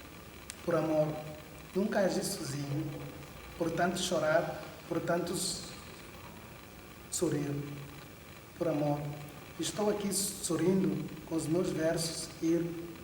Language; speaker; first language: Portuguese; non-native, local second language; Upper Guinea Crioulo